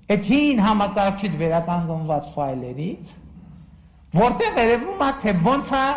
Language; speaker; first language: Armenian; native; Armenian